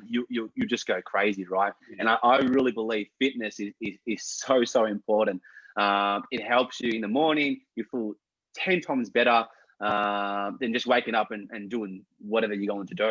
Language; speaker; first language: English; native; English